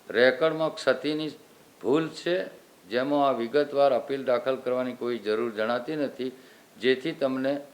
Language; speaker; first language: Gujarati; non-native, local second language; Rathawi